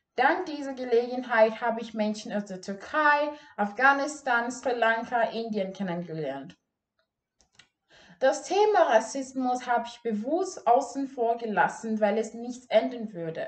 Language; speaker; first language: German; non-native, fluent; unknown